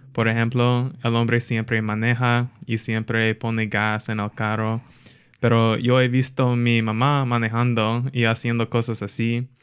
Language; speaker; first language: Spanish; non-native, fluent; English